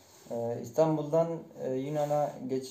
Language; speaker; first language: Turkish; non-native, fluent; Kurdish